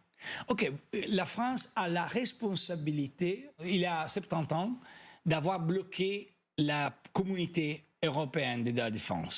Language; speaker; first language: French; non-native, fluent; Italian